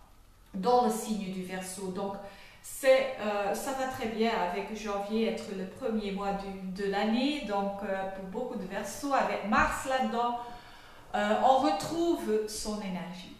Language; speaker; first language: French; non-native, fluent; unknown